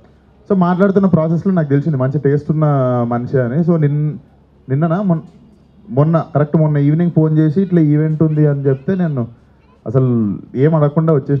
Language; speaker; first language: Telugu; native; Telugu